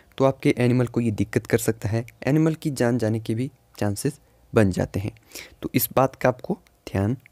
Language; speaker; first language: Hindi; native; Hindi